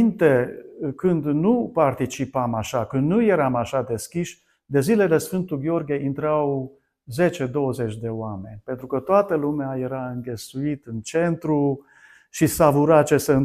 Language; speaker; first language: Romanian; non-native, local second language; Hungarian